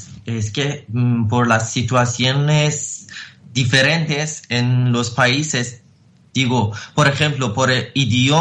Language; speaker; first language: Spanish; non-native, fluent; Persian